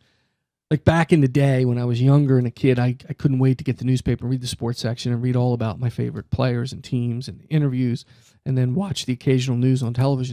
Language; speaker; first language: English; native; English